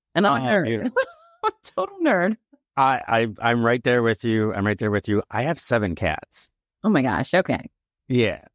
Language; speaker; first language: English; native; English